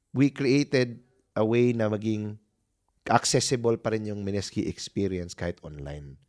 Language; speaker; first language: Filipino; non-native, local second language; Cebuano